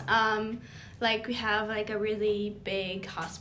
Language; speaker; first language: English; native; English